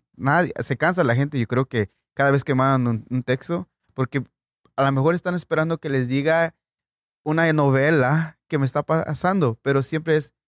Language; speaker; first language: Spanish; native; Spanish